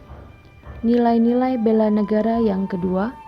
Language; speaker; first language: Indonesian; native; Indonesian